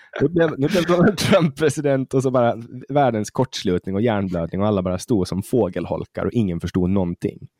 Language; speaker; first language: Swedish; native; Swedish